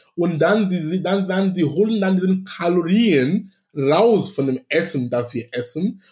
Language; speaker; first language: German; non-native, fluent; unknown